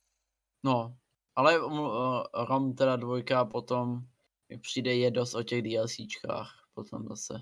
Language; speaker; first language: Czech; native; Czech